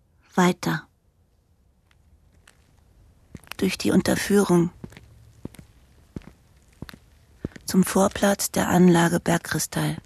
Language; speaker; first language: German; native; German